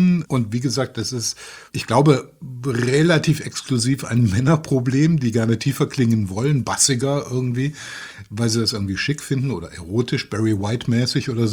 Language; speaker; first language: German; native; German